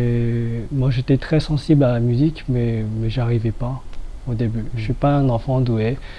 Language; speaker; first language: French; non-native, fluent; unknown